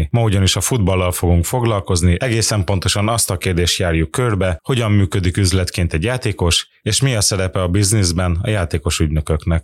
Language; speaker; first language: Hungarian; native; Hungarian